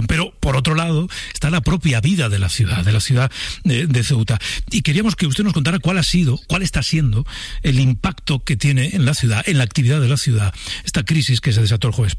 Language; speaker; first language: Spanish; native; Spanish